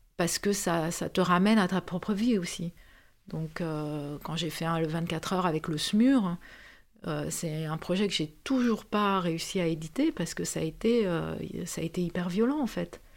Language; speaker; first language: French; non-native, fluent; Romanian